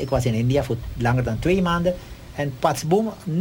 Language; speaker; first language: Dutch; native; Dutch